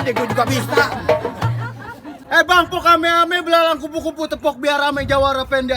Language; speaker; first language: Indonesian; native; Indonesian